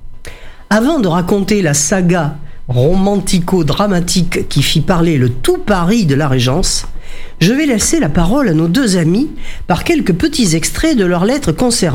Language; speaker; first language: French; native; French